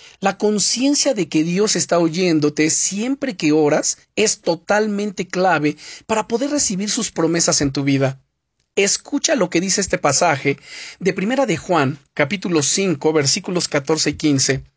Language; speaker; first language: Spanish; native; Spanish